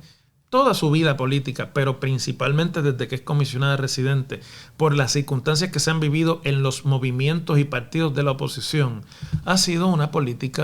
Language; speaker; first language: Spanish; native; Spanish